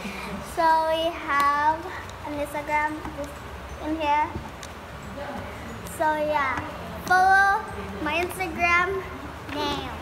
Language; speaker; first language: English; early bilingual, other home language; Indonesian